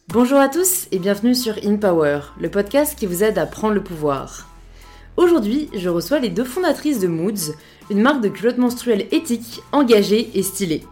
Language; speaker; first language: French; native; French